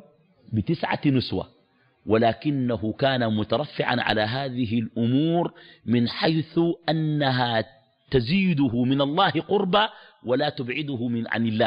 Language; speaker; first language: Arabic; native; Arabic